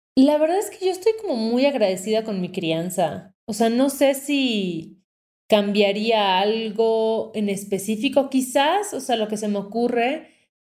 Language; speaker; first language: Spanish; native; Spanish